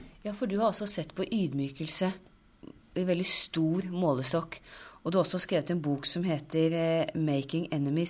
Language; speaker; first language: Norwegian; native; Norwegian